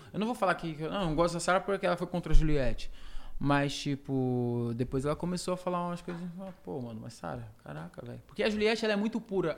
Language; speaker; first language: Portuguese; native; Portuguese